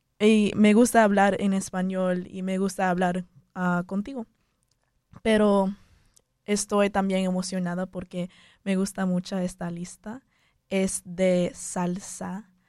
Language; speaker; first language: Spanish; early bilingual, heritage; Spanish